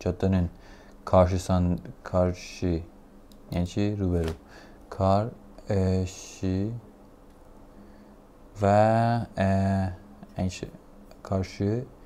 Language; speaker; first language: Turkish; non-native, fluent; Persian